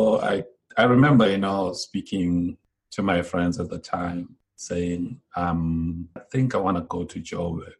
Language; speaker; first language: English; non-native, local second language; Zulu